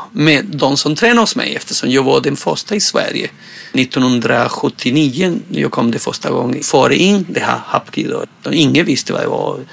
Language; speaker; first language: Swedish; non-native, fluent; Spanish